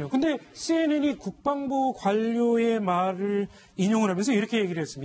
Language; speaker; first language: Korean; native; Korean